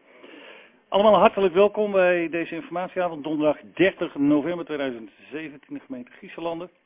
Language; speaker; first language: Dutch; native; Dutch